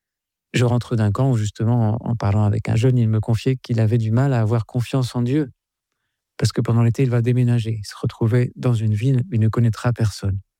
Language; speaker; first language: French; native; French